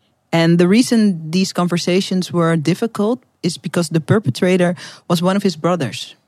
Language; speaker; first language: English; non-native, fluent; Dutch